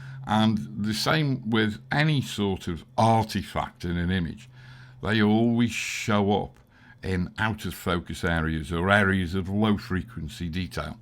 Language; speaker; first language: English; native; English